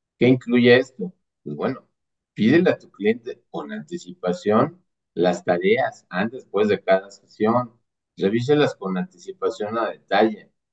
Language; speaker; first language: Spanish; native; Spanish